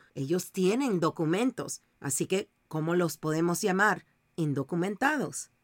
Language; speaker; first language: Spanish; native; Spanish